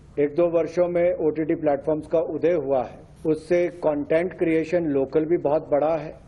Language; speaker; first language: Hindi; native; Hindi